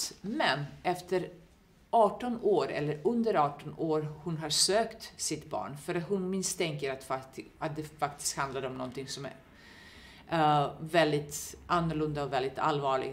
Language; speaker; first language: Swedish; non-native, fluent; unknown